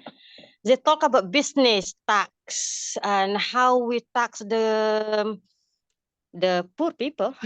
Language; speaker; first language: English; non-native, fluent; Indonesian